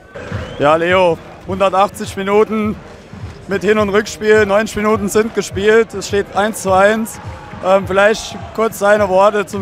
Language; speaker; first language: German; native; German